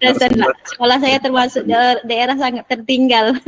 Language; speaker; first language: Indonesian; native; Indonesian